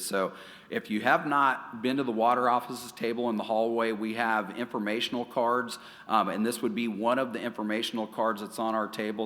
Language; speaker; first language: English; native; English